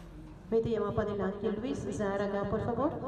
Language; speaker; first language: Spanish; non-native, learner; Papiamento